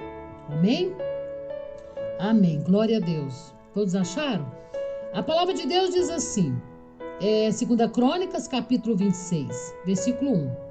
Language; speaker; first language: Portuguese; native; Portuguese